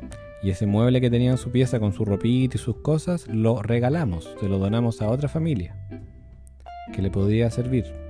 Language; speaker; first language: Spanish; native; Spanish